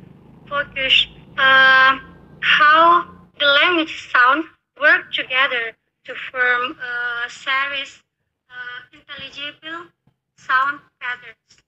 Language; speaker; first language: English; non-native, learner; Indonesian